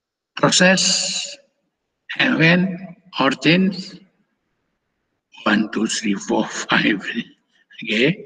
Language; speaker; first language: English; non-native, fluent; Indonesian